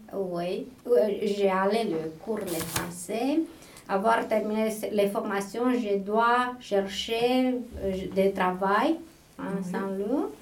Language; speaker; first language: French; non-native, learner; Romanian